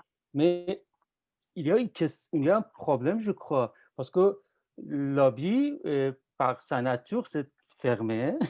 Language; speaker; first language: French; non-native, fluent; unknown